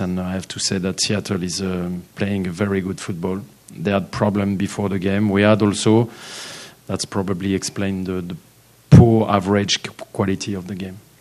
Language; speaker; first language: English; non-native, fluent; French